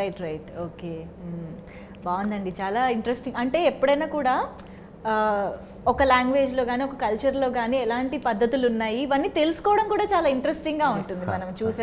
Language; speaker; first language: Telugu; native; Telugu